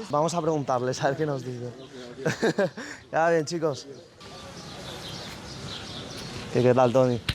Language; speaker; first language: Spanish; native; Spanish